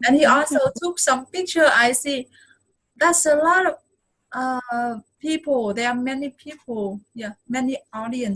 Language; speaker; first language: English; non-native, fluent; Vietnamese